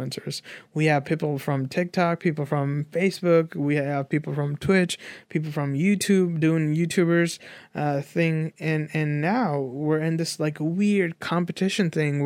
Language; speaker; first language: English; non-native, local second language; Nepali